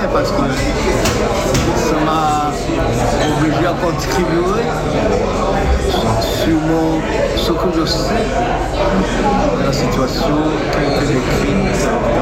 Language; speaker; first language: French; non-native, local second language; Rundi